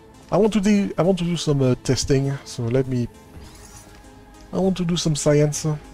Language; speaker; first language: English; non-native, fluent; French